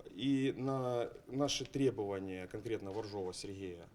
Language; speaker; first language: Ukrainian; non-native, local second language; Russian